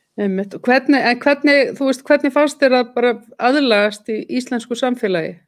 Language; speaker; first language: Icelandic; native; Icelandic